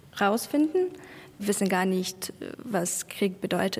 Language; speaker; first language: German; non-native, fluent; Ukrainian